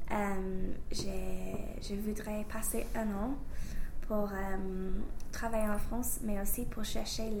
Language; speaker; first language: French; non-native, fluent; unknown